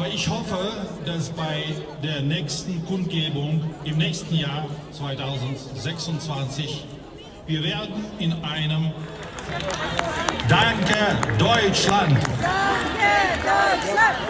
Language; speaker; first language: German; non-native, fluent; Ukrainian